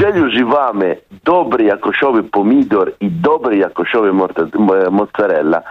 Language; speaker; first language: Polish; non-native, fluent; Italian